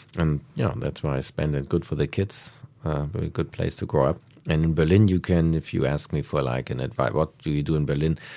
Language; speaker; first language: English; non-native, fluent; German